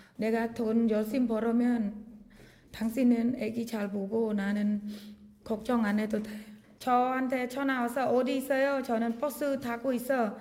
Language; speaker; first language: Korean; non-native, learner; Khmer